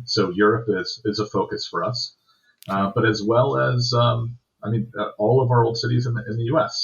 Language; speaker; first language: English; native; English